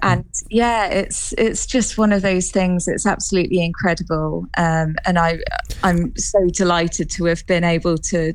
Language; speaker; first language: English; native; English